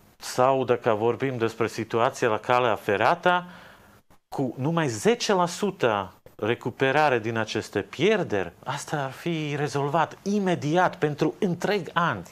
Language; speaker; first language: Romanian; non-native, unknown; Slovak